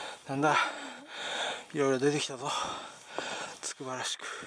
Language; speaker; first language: Japanese; native; Japanese